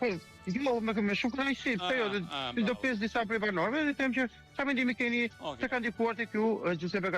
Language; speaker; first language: Albanian; native; Albanian